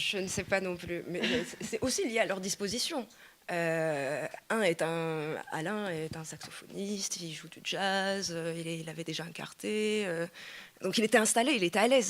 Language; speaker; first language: French; native; French